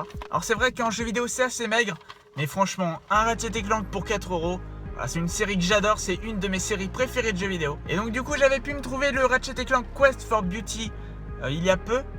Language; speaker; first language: French; native; French